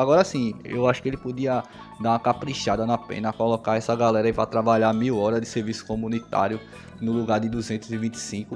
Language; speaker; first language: Portuguese; native; Portuguese